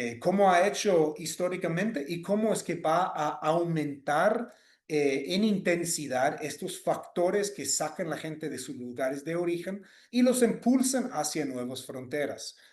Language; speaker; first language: Spanish; non-native, fluent; English